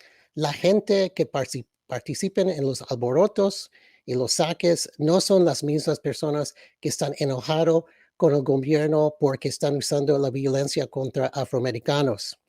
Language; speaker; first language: Spanish; early bilingual, other home language; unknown